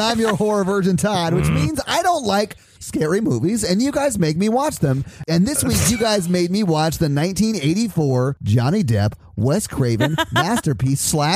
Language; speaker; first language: English; native; English